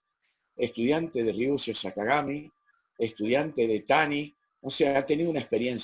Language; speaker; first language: Spanish; native; Spanish